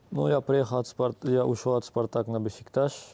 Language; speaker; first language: Russian; non-native, learner; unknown